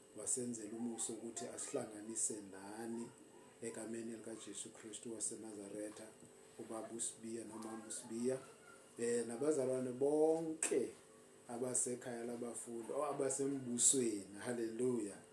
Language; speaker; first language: Zulu; native; Zulu